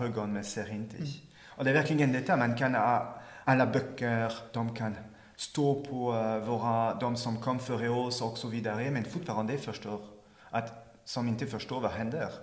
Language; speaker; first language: Swedish; non-native, fluent; French